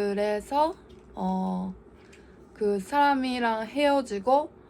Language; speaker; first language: Korean; non-native, learner; Japanese